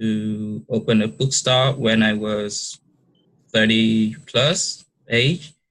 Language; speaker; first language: English; non-native, learner; Vietnamese